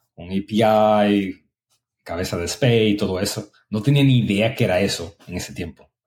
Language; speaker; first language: Spanish; early bilingual, other home language; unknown